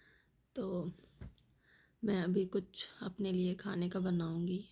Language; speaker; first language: Hindi; native; Hindi